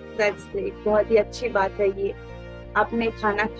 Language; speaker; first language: Hindi; native; Hindi